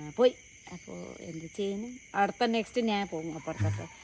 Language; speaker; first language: Malayalam; non-native, learner; Nepali